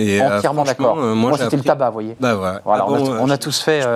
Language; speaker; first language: French; native; French